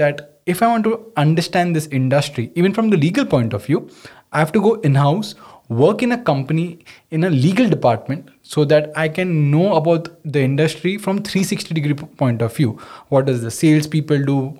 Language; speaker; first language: English; non-native, local second language; Hindi